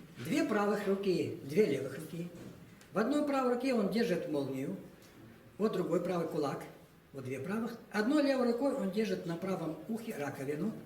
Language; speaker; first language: Russian; non-native, local second language; Ingush